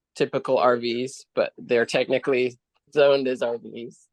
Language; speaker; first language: English; native; English